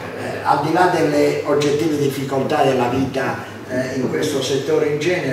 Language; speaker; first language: Italian; native; Italian